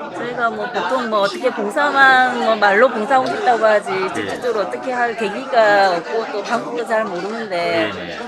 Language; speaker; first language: Korean; non-native, fluent; Khmer